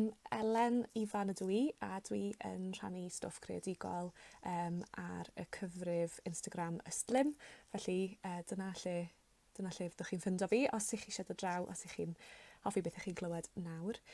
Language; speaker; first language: Welsh; native; Welsh